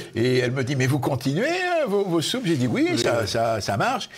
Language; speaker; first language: French; native; French